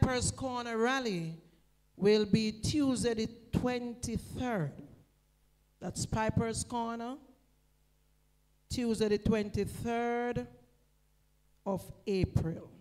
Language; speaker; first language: English; non-native, local second language; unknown